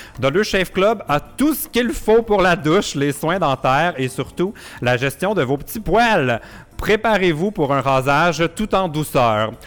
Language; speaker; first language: French; native; French